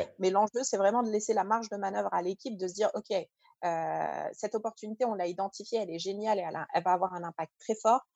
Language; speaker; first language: French; early bilingual, other home language; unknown